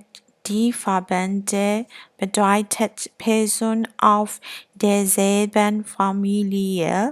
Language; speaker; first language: German; non-native, learner; Burmese